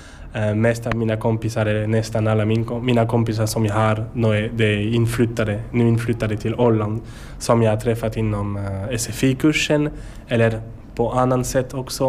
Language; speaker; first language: Swedish; non-native, learner; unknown